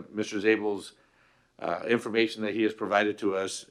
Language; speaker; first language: English; early bilingual, other home language; Spanish